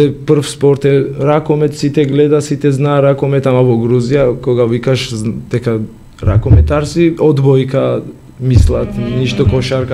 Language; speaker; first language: Macedonian; non-native, learner; Georgian